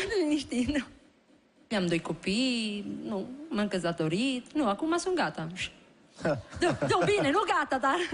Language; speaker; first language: Romanian; non-native, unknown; Italian